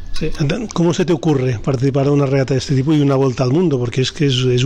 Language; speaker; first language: Spanish; native; Spanish